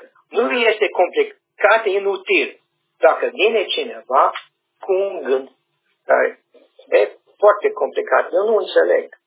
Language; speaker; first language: Romanian; non-native, learner; English